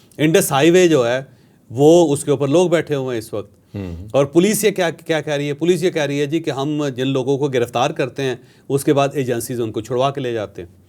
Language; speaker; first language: Urdu; non-native, local second language; Punjabi